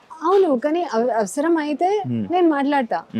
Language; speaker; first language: Telugu; non-native, local second language; Hindi